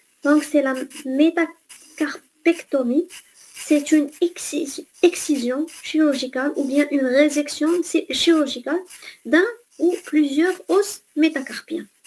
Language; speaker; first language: French; non-native, fluent; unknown